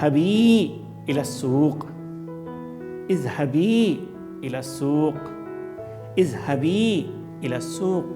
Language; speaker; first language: Arabic; non-native, fluent; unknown